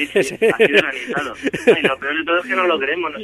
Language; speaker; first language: Spanish; native; Spanish